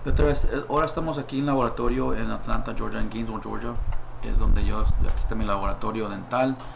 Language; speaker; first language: Spanish; early bilingual, heritage; Spanish